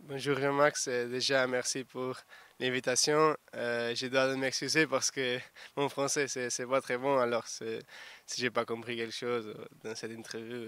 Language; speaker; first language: French; non-native, fluent; Portuguese